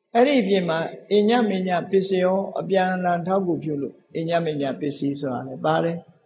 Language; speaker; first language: Burmese; native; Burmese